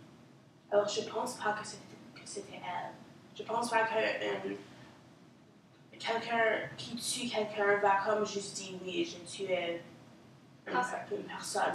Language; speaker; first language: French; non-native, local second language; English